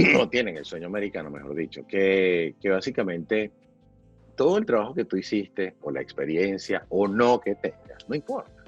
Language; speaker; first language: Spanish; native; Spanish